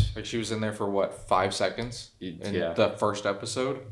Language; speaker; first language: English; native; English